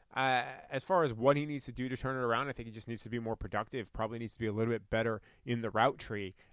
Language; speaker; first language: English; native; English